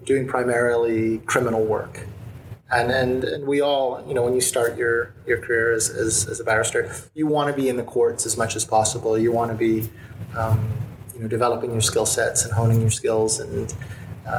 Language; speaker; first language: English; native; English